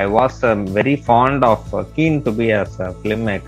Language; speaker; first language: English; non-native, local second language; Tamil